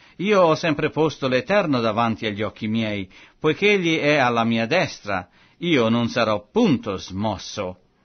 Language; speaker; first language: Italian; non-native, fluent; French